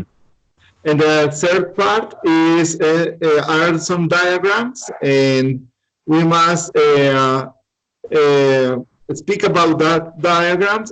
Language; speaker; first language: English; non-native, learner; Spanish